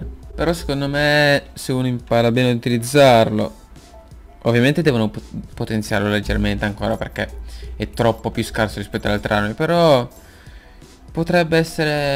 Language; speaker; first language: Italian; native; Italian